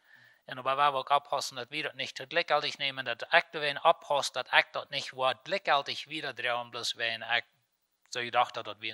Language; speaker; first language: German; non-native, learner; Plautdietsch